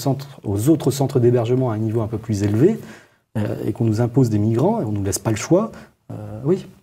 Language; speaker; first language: French; native; French